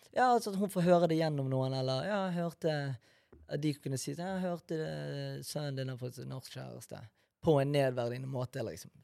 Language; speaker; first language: Norwegian; early bilingual, other home language; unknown